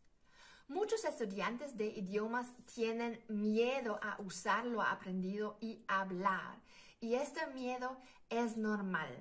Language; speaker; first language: Spanish; non-native, fluent; German